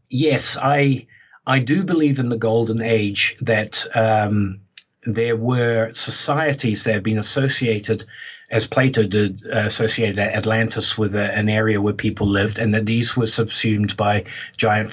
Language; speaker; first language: English; native; English